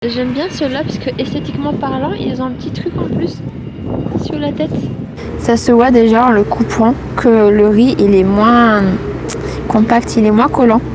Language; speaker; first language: French; native; French